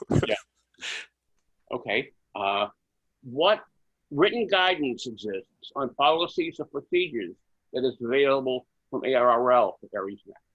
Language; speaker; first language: English; native; English